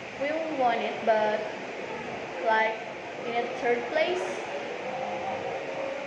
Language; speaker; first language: English; non-native, learner; Indonesian